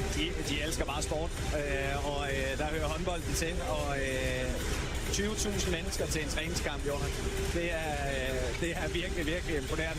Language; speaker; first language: Danish; native; Danish